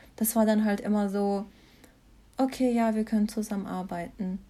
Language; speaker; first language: German; early bilingual, other home language; Turkish